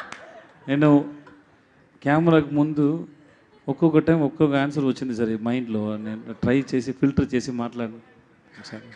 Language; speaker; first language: Telugu; non-native, learner; Tamil